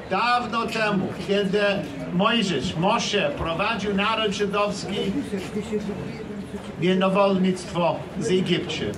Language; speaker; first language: Polish; non-native, learner; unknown